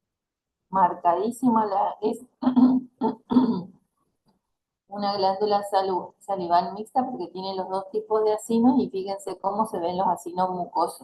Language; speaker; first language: Spanish; native; Spanish